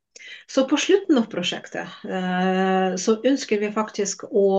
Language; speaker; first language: Norwegian; non-native, fluent; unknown